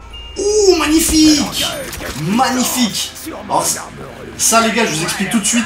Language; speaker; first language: French; native; French